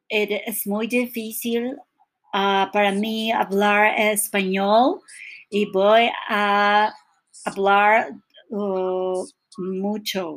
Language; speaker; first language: Spanish; non-native, learner; English